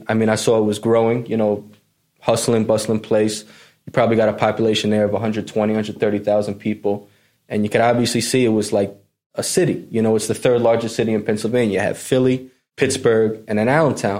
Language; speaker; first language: English; native; English